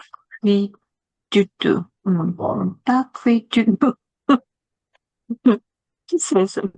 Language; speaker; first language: French; non-native, learner; Chinese